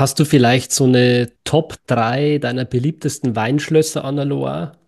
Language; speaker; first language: German; native; German